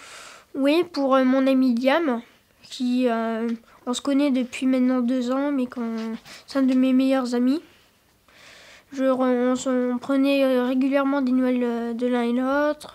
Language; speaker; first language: French; native; French